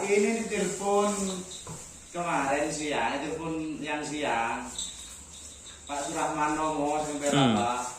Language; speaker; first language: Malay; non-native, local second language; Madurese